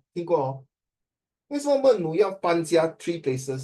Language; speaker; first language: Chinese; native; Chinese